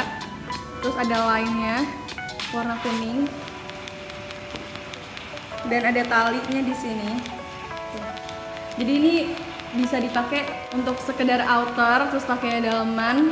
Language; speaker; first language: Indonesian; native; Indonesian